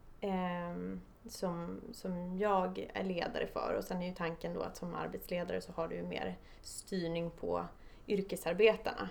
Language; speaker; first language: Swedish; early bilingual, other home language; Polish